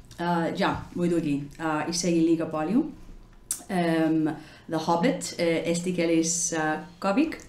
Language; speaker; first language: Estonian; non-native, learner; English